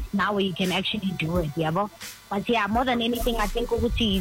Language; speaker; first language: English; non-native, local second language; Zulu